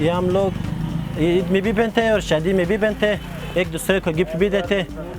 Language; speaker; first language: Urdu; non-native, local second language; Pashto